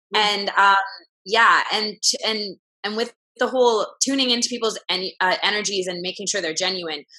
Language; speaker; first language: English; native; English